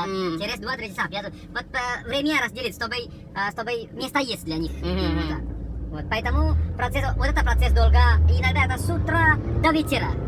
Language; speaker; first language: Russian; non-native, learner; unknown